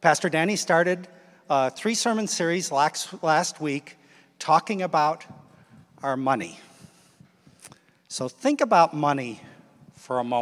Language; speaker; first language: English; native; English